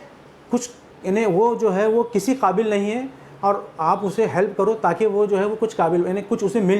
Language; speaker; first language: Hindi; native; Hindi